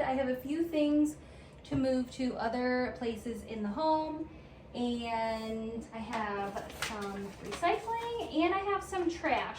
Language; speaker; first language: English; native; English